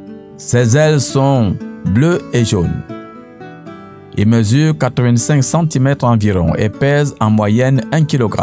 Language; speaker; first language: French; native; French